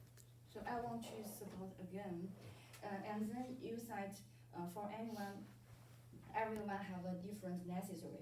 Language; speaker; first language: English; non-native, learner; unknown